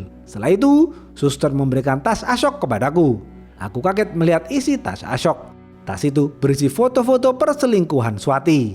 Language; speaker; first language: Indonesian; native; Indonesian